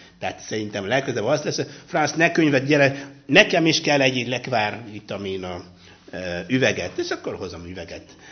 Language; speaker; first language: Hungarian; non-native, fluent; Luba-Lulua